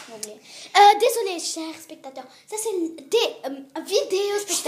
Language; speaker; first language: French; native; French